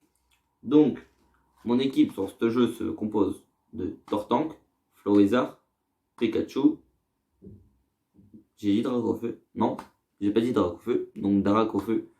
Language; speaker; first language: French; native; French